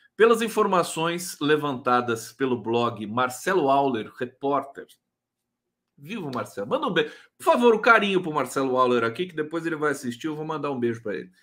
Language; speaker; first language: Portuguese; native; Portuguese